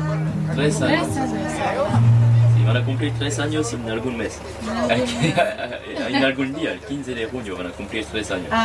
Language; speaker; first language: Spanish; non-native, learner; French